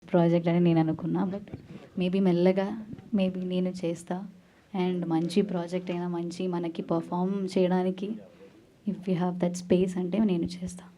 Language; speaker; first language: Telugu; non-native, learner; Malayalam